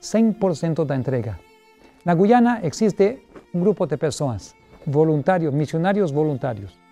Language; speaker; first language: Spanish; non-native, learner; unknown